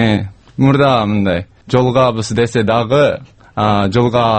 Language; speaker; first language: Kyrgyz; non-native, learner; Japanese